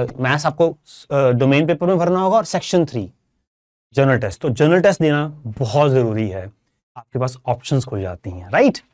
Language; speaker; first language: Hindi; non-native, local second language; Punjabi